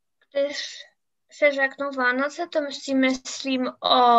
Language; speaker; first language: Czech; non-native, learner; English